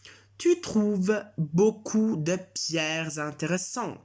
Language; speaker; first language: French; non-native, fluent; Italian